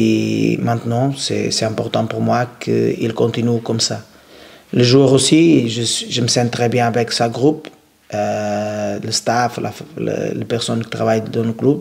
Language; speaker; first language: French; non-native, learner; Portuguese